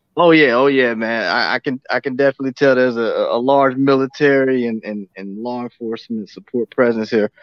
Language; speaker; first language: English; native; English